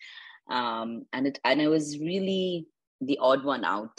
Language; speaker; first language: English; non-native, local second language; Hindi